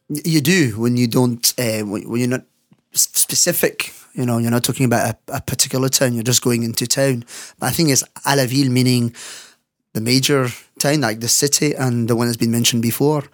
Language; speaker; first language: English; non-native, fluent; French